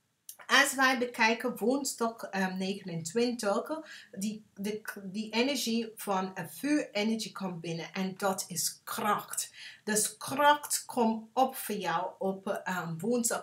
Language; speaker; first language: Dutch; non-native, learner; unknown